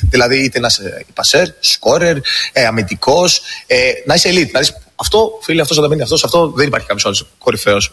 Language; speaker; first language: Greek; early bilingual, heritage; English